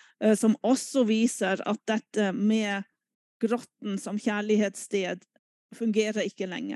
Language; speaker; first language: Norwegian; non-native, fluent; German